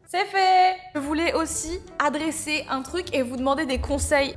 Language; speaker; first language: French; native; French